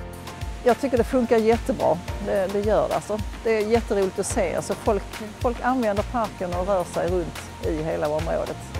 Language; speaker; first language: Swedish; native; Swedish